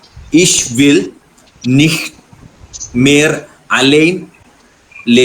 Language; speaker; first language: German; non-native, learner; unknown